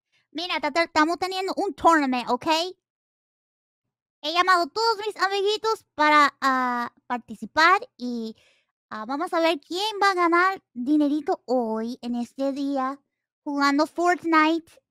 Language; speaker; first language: Spanish; early bilingual, other home language; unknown